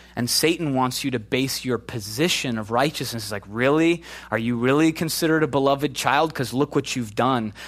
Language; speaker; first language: English; native; English